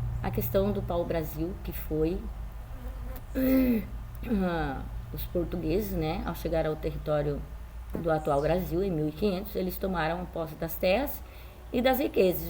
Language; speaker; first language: Portuguese; native; Portuguese